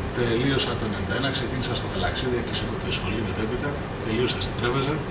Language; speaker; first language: Greek; early bilingual, heritage; Greek